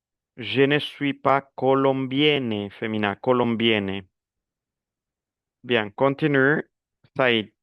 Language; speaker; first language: French; non-native, fluent; Spanish